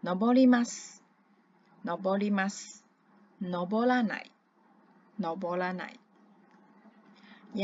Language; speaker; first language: Japanese; non-native, fluent; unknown